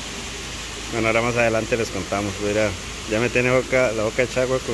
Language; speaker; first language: Spanish; native; Spanish